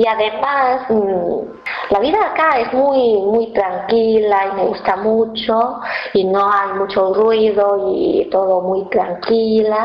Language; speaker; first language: Spanish; non-native, fluent; Chinese